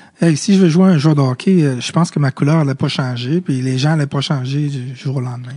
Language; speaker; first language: French; early bilingual, other home language; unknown